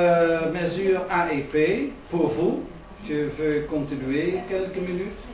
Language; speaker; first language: French; non-native, learner; Dutch